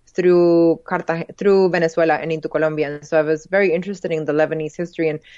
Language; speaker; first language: English; early bilingual, other home language; Spanish